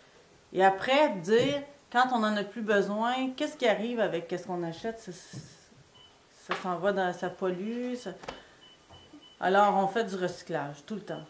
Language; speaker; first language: French; native; French